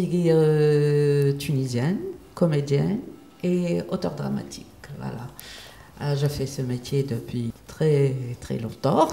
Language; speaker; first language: French; non-native, local second language; Arabic